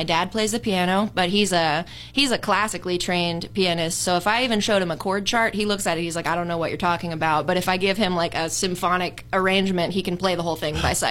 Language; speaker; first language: English; native; English